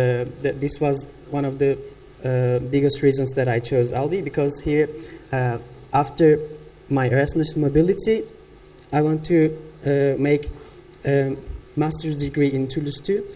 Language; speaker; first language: English; non-native, fluent; Turkish